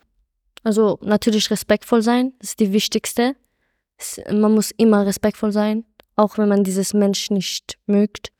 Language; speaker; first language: German; non-native, local second language; Persian